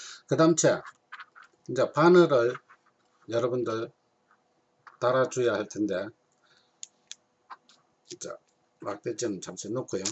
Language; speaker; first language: Korean; native; Korean